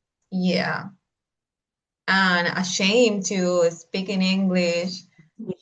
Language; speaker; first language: English; non-native, learner; Spanish